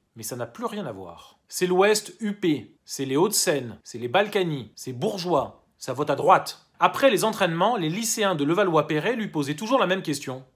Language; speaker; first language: French; native; French